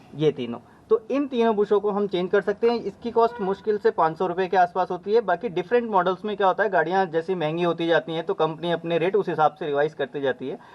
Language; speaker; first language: Hindi; native; Hindi